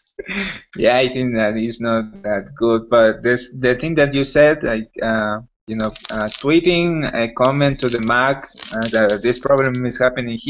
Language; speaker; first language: English; non-native, fluent; Spanish